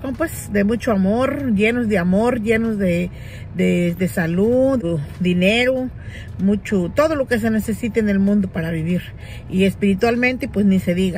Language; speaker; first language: Spanish; native; Spanish